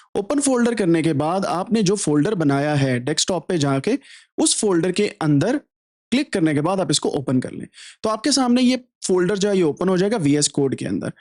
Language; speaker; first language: Urdu; native; Urdu